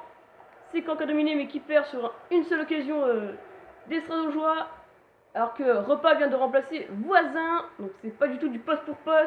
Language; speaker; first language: French; native; French